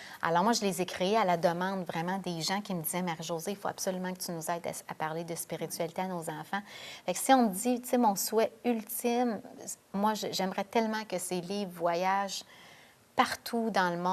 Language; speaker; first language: French; native; French